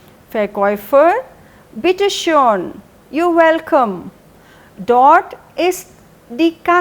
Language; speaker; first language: German; non-native, fluent; Hindi